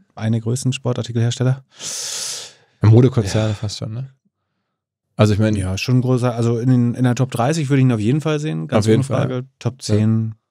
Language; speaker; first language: German; native; German